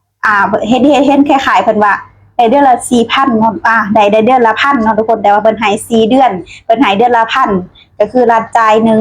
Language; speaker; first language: Thai; non-native, local second language; Lao